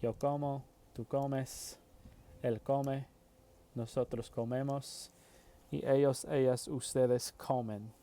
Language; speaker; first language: Spanish; non-native, fluent; English